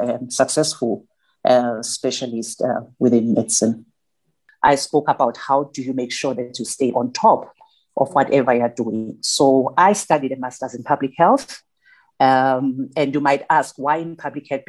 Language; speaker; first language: English; non-native, local second language; Zulu